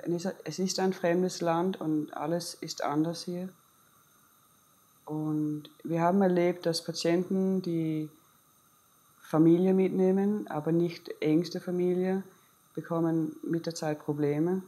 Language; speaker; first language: German; non-native, fluent; Danish